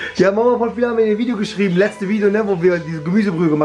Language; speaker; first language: German; early bilingual, other home language; Kurdish